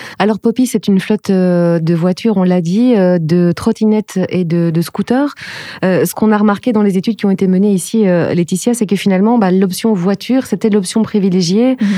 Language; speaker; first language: French; native; French